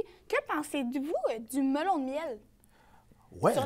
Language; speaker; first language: French; native; French